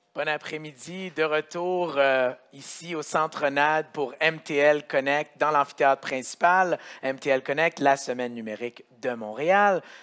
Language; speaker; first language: French; native; French